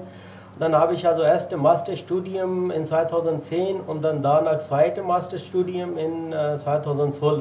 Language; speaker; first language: German; non-native, learner; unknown